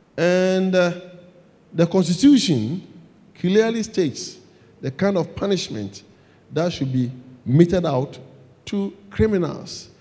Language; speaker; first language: English; non-native, local second language; Akan